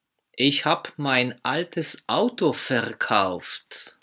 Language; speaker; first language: German; non-native, fluent; Polish